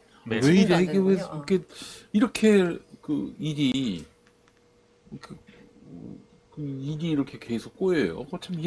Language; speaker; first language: Korean; native; Korean